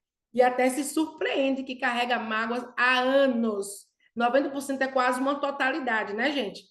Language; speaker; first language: Portuguese; native; Portuguese